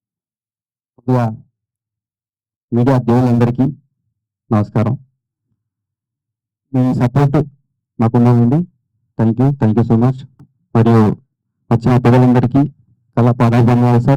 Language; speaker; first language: Telugu; native; Telugu